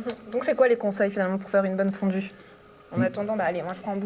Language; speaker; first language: French; native; French